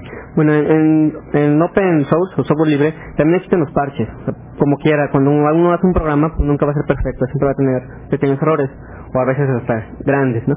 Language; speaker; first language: Spanish; native; Spanish